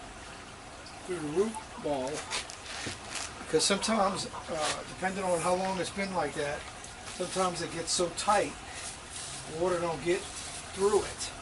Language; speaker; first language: English; native; English